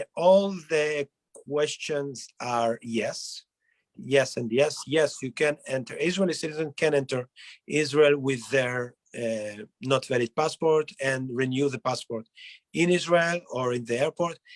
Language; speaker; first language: English; non-native, fluent; Hebrew